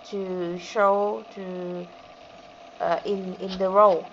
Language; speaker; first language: English; non-native, learner; Vietnamese